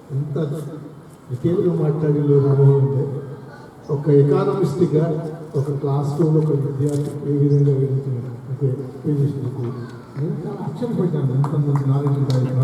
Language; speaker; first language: Telugu; non-native, local second language; Urdu